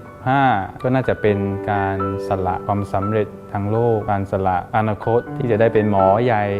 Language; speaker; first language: Thai; non-native, fluent; Malay